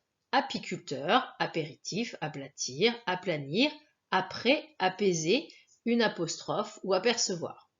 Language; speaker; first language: French; native; French